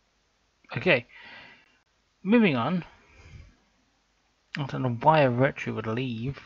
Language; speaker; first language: English; native; English